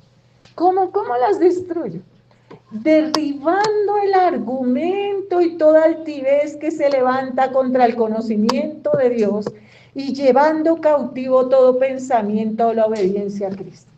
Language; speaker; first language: Spanish; native; Spanish